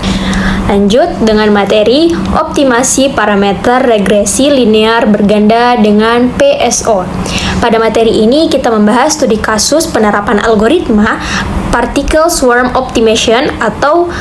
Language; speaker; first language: Indonesian; native; Indonesian